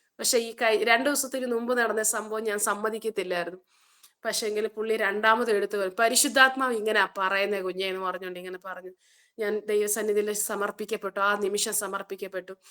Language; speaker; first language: Malayalam; early bilingual, heritage; Malayalam